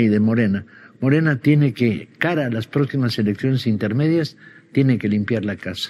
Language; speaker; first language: Spanish; native; Spanish